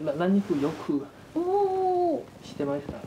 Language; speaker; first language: Japanese; non-native, learner; Chinese